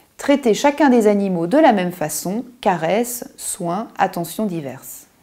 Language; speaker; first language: French; native; French